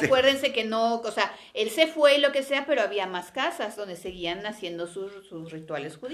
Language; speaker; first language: Spanish; native; Spanish